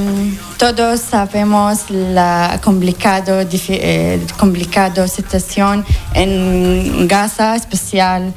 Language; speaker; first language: Spanish; non-native, learner; Arabic